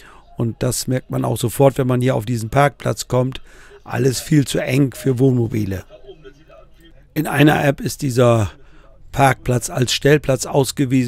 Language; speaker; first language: German; native; German